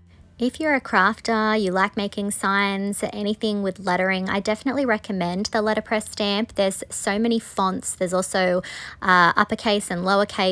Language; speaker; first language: English; native; English